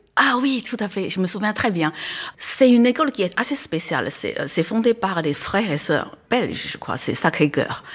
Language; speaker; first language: French; non-native, fluent; Chinese